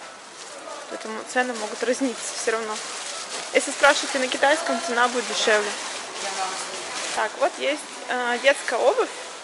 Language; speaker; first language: Russian; native; Russian